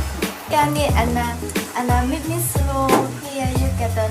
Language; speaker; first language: Arabic; non-native, learner; Chinese